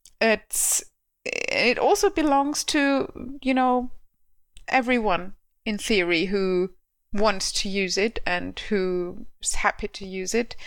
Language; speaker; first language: English; non-native, fluent; German